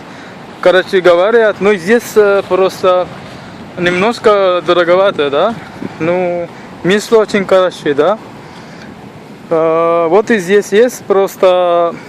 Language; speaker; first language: Russian; non-native, learner; Sinhala